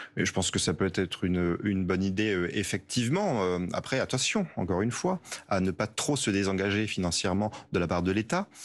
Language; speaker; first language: French; native; French